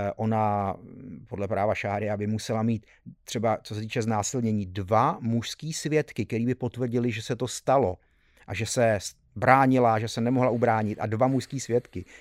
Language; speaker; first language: Czech; early bilingual, heritage; Czech